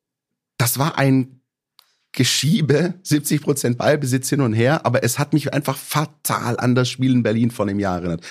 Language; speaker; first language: German; native; German